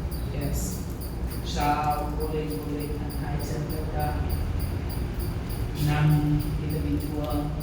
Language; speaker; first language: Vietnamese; non-native, learner; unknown